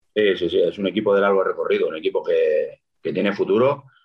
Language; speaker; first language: Spanish; native; Spanish